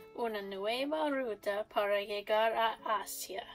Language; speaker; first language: Spanish; non-native, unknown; English